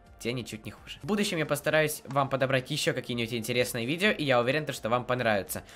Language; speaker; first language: Russian; native; Russian